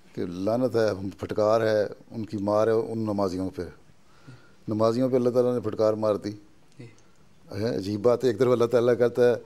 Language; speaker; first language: Urdu; native; Urdu